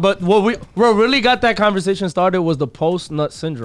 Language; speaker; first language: English; early bilingual, other home language; Spanish